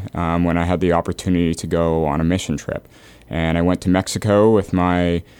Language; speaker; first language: English; native; English